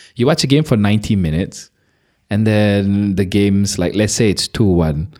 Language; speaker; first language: English; non-native, local second language; Malay